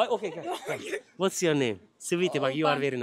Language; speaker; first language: English; non-native, learner; Turkish